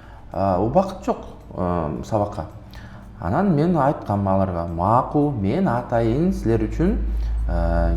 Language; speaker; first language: Kyrgyz; non-native, local second language; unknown